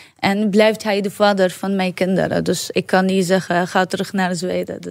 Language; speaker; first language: Dutch; non-native, learner; Arabic